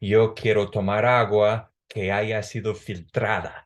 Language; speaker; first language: Spanish; non-native, fluent; English